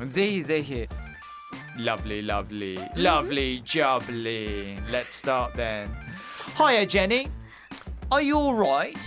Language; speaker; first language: English; early bilingual, heritage; English